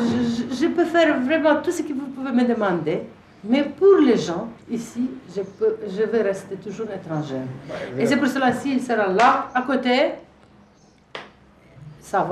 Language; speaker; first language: French; non-native, fluent; Russian